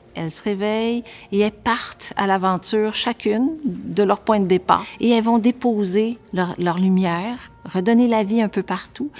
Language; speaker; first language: French; native; French